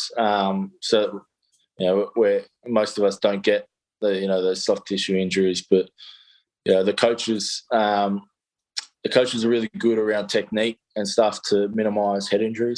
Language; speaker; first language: English; native; English